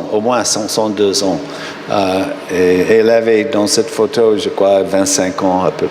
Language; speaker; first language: French; non-native, fluent; English